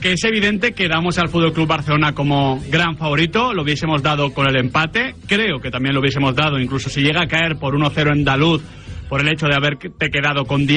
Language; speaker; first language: Spanish; native; Spanish